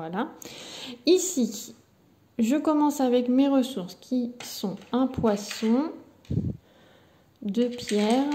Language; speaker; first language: French; native; French